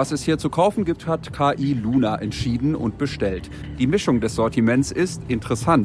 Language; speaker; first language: German; native; German